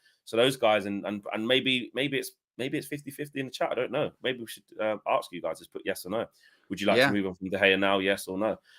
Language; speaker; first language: English; native; English